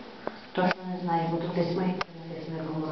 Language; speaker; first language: Polish; non-native, learner; Ukrainian